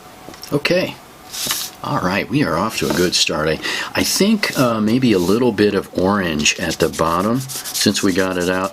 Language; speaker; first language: English; native; English